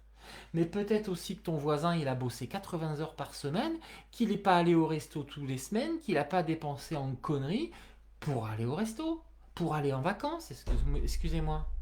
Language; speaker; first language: French; native; French